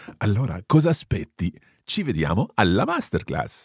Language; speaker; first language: Italian; non-native, fluent; English